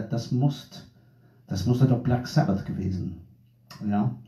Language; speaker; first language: German; non-native, fluent; English